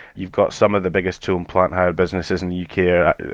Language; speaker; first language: English; native; English